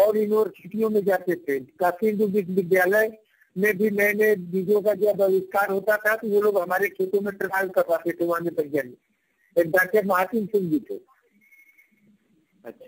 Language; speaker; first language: Hindi; native; Hindi